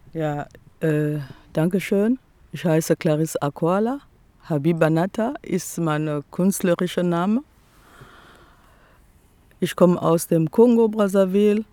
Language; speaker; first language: German; non-native, fluent; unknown